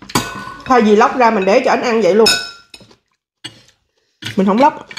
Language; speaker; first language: Vietnamese; native; Vietnamese